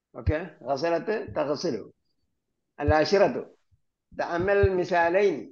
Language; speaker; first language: Arabic; non-native, fluent; Malayalam